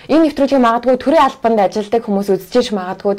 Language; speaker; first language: Mongolian; native; Mongolian